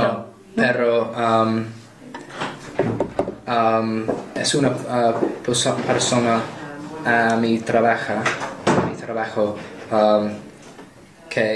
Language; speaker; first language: Spanish; non-native, learner; English